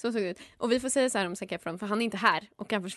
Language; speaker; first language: Swedish; native; Swedish